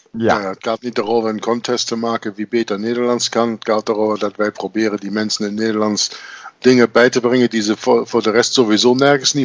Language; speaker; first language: Dutch; non-native, fluent; German